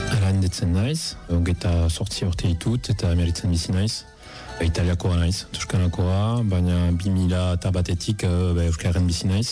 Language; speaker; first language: Basque; non-native, fluent; Italian